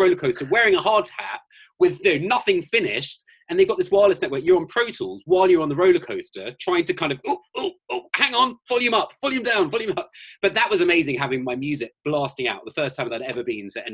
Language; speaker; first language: English; native; English